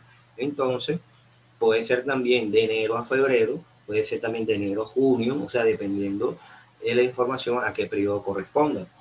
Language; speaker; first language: Spanish; native; Spanish